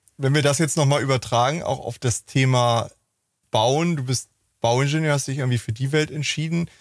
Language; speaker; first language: German; native; German